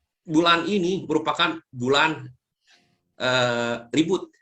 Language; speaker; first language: Indonesian; native; Indonesian